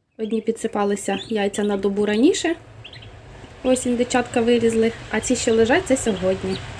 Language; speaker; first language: Ukrainian; non-native, local second language; Russian